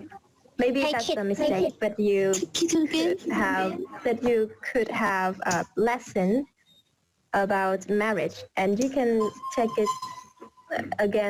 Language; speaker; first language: English; non-native, learner; Vietnamese